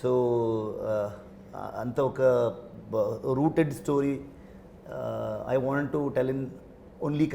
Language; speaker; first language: Telugu; non-native, learner; Kannada